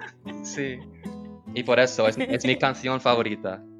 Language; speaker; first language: Spanish; non-native, learner; English